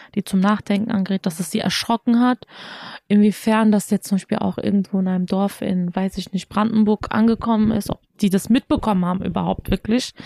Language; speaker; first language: German; native; German